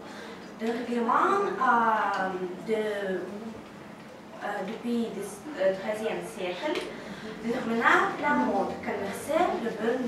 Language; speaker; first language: French; non-native, learner; Russian